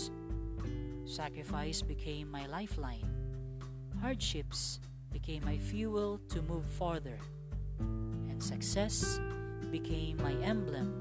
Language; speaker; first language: English; non-native, local second language; Cebuano